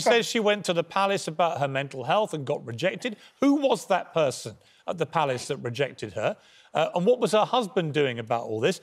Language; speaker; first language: English; native; English